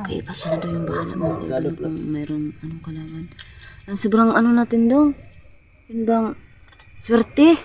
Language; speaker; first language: Filipino; non-native, local second language; Cebuano